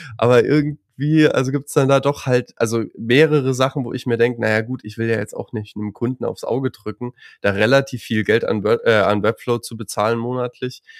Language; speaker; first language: German; native; German